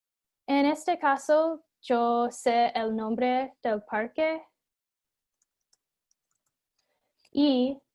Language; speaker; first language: Spanish; non-native, fluent; English